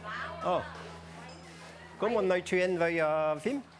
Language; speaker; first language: Vietnamese; non-native, learner; French